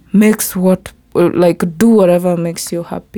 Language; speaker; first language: English; non-native, local second language; Meru